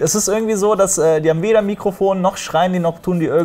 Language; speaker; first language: German; native; German